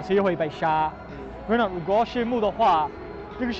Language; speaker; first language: Chinese; non-native, learner; English